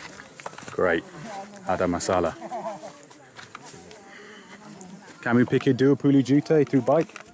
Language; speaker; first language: Indonesian; non-native, learner; English